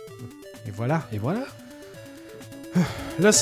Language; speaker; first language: French; native; French